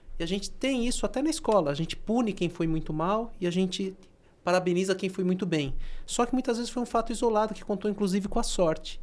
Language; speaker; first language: Portuguese; native; Portuguese